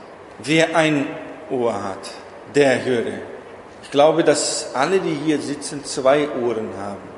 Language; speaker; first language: German; non-native, fluent; Portuguese